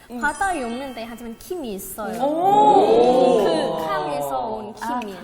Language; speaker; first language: Korean; non-native, fluent; Burmese